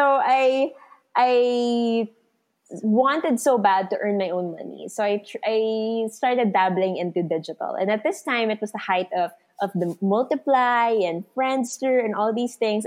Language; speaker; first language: English; non-native, local second language; Filipino